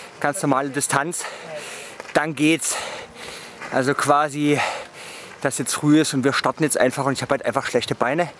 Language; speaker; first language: German; native; German